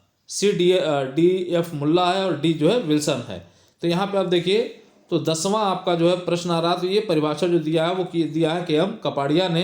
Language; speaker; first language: Hindi; native; Hindi